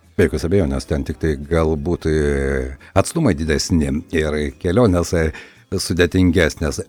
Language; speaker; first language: Lithuanian; native; Lithuanian